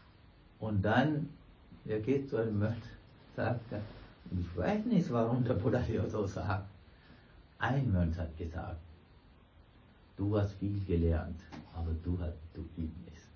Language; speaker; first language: German; non-native, fluent; Sinhala